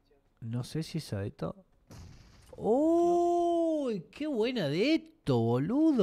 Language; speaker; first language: Spanish; native; Spanish